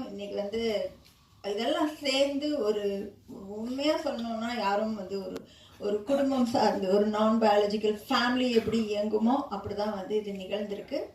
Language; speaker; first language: Tamil; native; Tamil